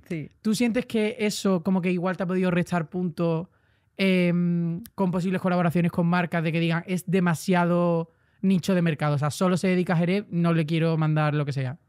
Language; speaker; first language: Spanish; native; Spanish